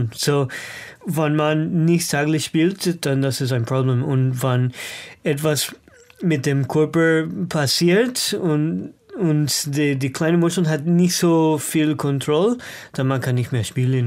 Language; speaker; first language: German; non-native, learner; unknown